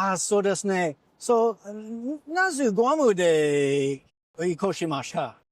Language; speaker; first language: Japanese; non-native, learner; English